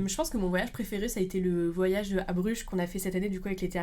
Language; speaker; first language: French; native; French